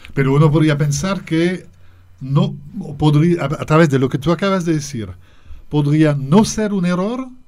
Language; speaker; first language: Spanish; non-native, fluent; French